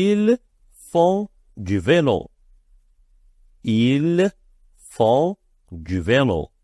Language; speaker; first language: French; non-native, fluent; Arabic